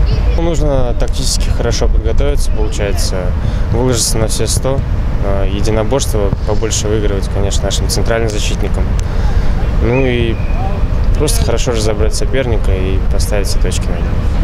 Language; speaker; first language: Russian; native; Russian